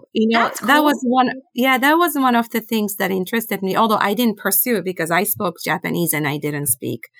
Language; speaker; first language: English; non-native, fluent; Japanese